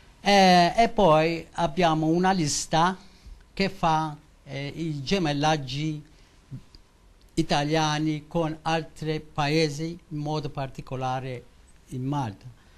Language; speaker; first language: Italian; non-native, learner; Maltese